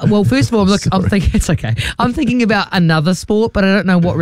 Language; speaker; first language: English; native; English